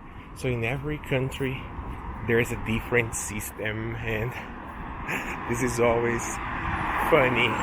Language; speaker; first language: English; non-native, local second language; Portuguese